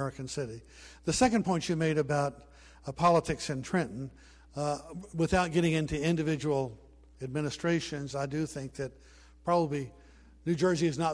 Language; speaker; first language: English; native; English